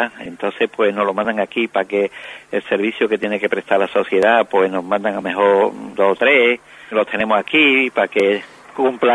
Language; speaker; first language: Spanish; native; Spanish